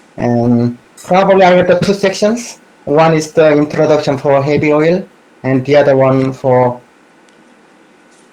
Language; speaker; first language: English; non-native, fluent; Korean